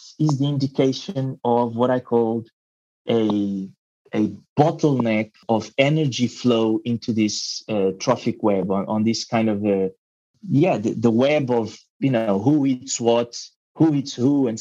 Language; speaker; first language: English; non-native, fluent; Portuguese